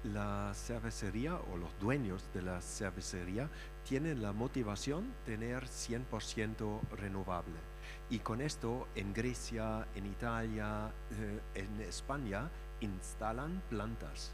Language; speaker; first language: Spanish; non-native, fluent; German